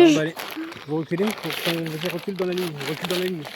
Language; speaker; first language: French; native; French